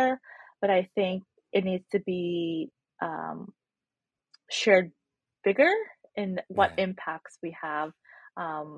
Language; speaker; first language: English; native; English